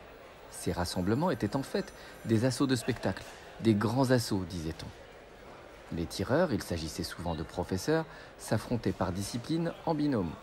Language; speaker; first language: French; native; French